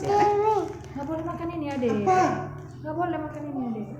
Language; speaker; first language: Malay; non-native, local second language; Achinese